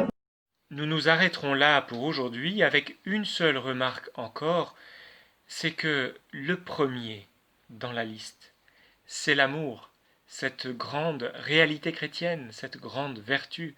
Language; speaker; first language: French; native; French